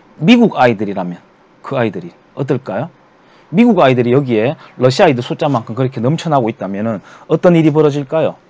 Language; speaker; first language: Korean; native; Korean